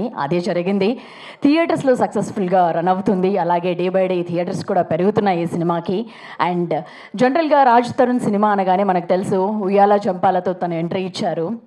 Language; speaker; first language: Telugu; native; Telugu